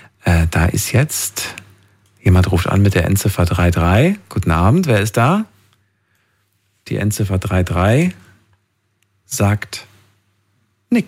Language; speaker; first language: German; native; German